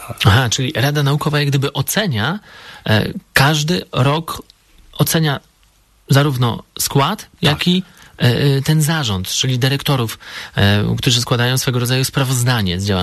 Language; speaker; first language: Polish; native; Polish